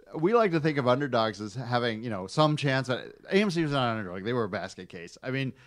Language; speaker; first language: English; native; English